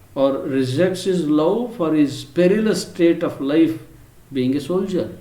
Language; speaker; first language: English; non-native, local second language; Kannada